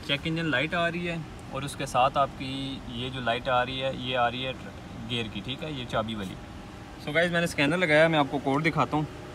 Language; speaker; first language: Urdu; native; Urdu